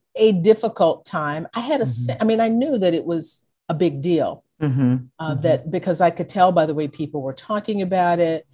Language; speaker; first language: English; native; English